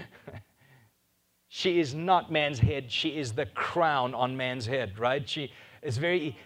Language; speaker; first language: English; non-native, local second language; Afrikaans